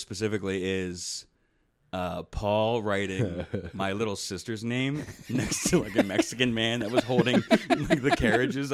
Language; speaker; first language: English; native; English